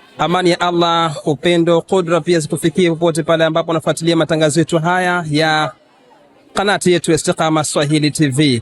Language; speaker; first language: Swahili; native; Swahili